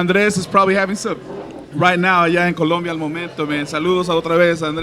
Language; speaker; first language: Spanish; early bilingual, heritage; Spanish